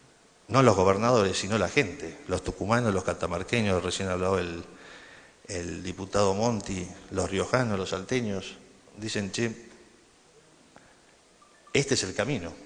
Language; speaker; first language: Spanish; native; Spanish